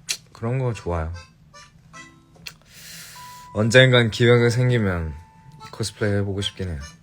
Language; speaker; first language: Korean; early bilingual, heritage; English